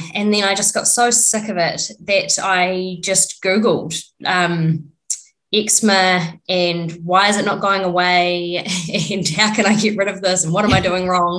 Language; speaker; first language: English; native; English